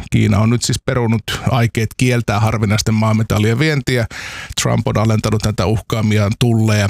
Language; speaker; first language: Finnish; native; Finnish